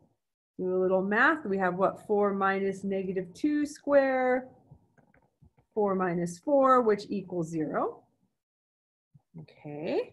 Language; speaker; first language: English; native; English